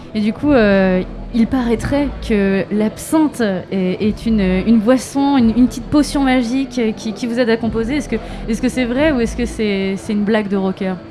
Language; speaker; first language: French; native; French